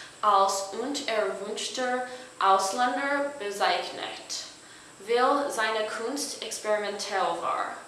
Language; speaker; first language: German; non-native, learner; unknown